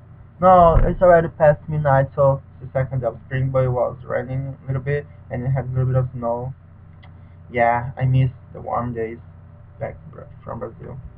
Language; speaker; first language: English; non-native, learner; Portuguese